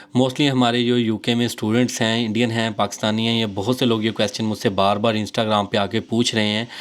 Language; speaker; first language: Urdu; non-native, local second language; Punjabi